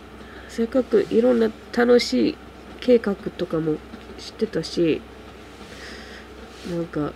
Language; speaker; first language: Japanese; non-native, fluent; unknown